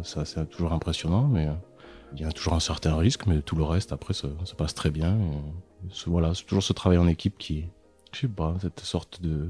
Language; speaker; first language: French; native; French